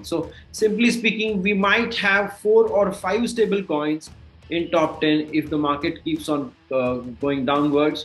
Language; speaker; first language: English; non-native, local second language; Marathi